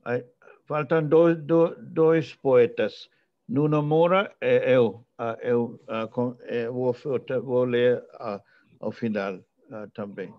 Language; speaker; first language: Portuguese; non-native, fluent; English